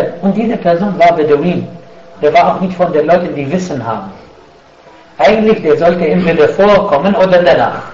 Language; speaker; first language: German; non-native, fluent; Arabic